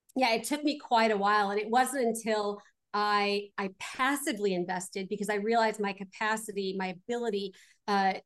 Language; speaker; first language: English; native; English